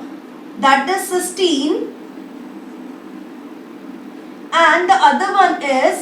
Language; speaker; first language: English; non-native, local second language; Hindi